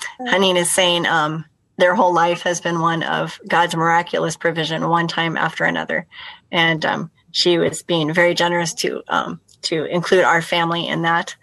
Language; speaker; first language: English; native; English